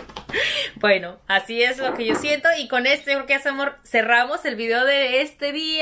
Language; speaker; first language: Spanish; native; Spanish